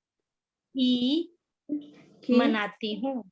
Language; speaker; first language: Hindi; native; Hindi